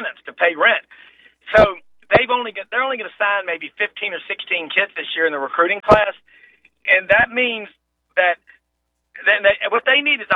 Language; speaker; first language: English; native; English